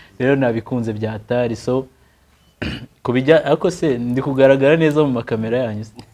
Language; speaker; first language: Kinyarwanda; native; Kinyarwanda